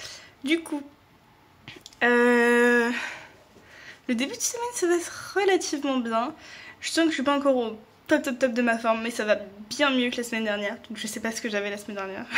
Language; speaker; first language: French; native; French